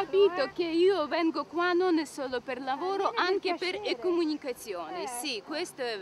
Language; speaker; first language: Italian; non-native, learner; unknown